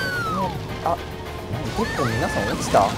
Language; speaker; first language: Japanese; native; Japanese